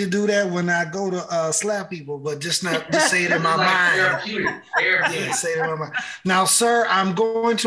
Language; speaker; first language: English; native; English